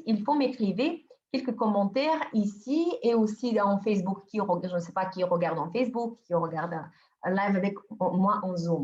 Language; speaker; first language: French; non-native, fluent; Bulgarian